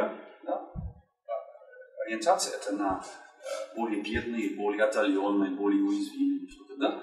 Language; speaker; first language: Russian; non-native, fluent; English